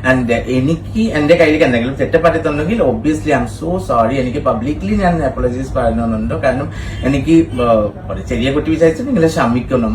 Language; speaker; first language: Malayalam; non-native, fluent; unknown